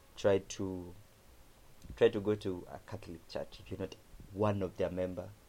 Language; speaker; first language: English; non-native, local second language; Kamba